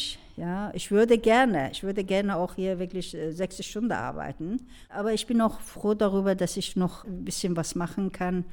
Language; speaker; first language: German; non-native, fluent; Persian